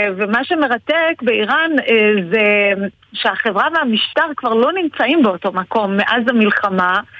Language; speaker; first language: Hebrew; early bilingual, other home language; Persian